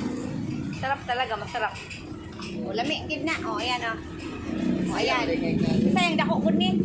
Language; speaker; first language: Filipino; non-native, local second language; Cebuano